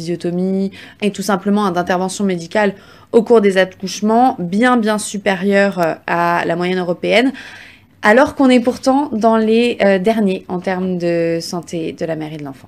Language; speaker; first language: French; native; French